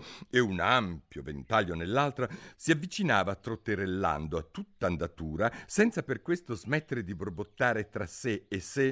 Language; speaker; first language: Italian; native; Italian